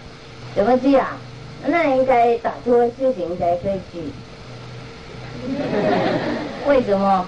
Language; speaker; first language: Chinese; non-native, fluent; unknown